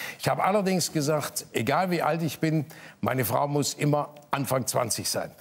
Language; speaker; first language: German; native; German